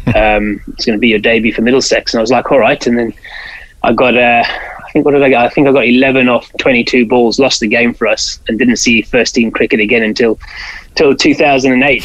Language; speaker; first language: English; native; English